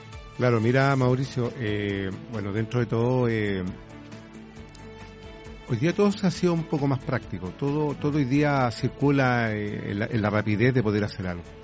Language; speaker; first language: Spanish; native; Spanish